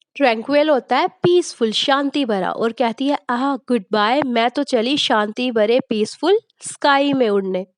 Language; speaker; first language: Hindi; native; Hindi